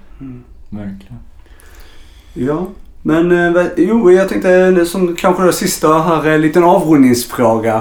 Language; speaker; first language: Swedish; native; Swedish